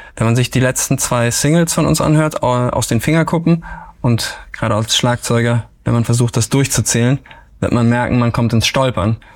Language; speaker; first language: German; native; German